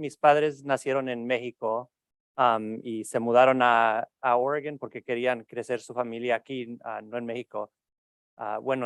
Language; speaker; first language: Spanish; early bilingual, heritage; Spanish